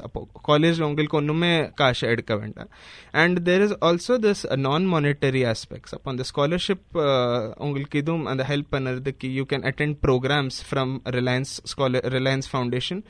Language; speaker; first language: Tamil; early bilingual, heritage; Tamil